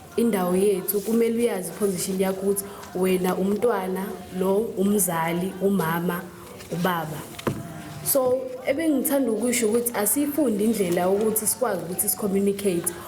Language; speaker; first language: Zulu; native; Zulu